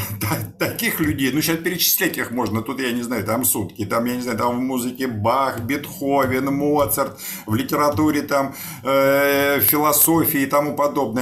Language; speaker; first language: Russian; native; Russian